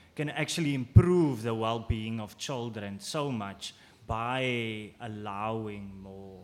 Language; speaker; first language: English; non-native, local second language; Afrikaans